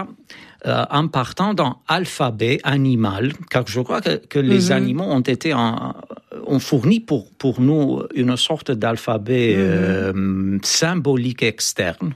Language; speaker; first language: French; non-native, fluent; Romanian